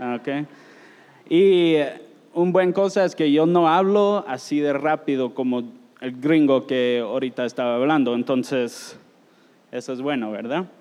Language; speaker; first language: Spanish; non-native, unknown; English